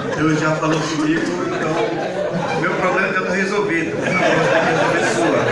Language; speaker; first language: Portuguese; non-native, fluent; Hindi